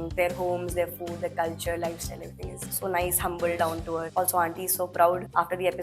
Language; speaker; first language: English; non-native, local second language; Hindi